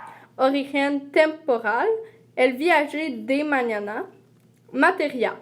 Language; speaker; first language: Spanish; non-native, learner; French